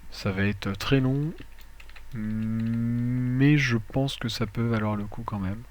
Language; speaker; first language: French; native; French